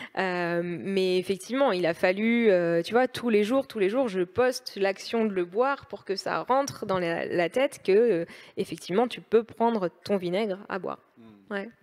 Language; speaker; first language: French; native; French